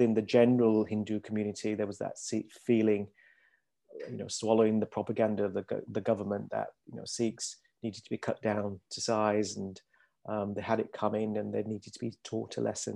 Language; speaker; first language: English; native; English